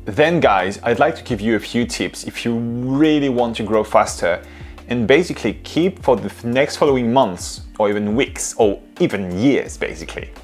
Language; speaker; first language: English; non-native, fluent; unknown